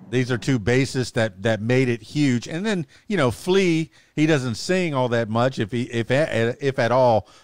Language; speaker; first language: English; native; English